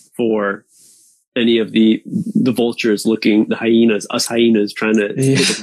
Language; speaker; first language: English; native; English